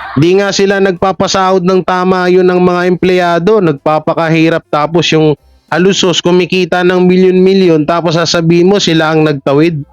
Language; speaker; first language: Filipino; native; Filipino